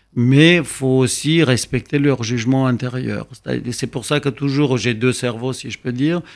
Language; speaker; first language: French; non-native, fluent; Romanian